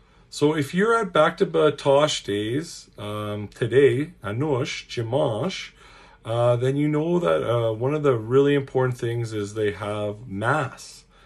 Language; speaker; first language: English; native; English